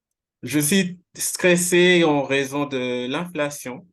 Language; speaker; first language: French; non-native, fluent; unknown